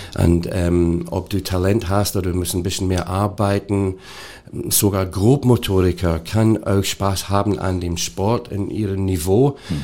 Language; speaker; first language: German; non-native, fluent; English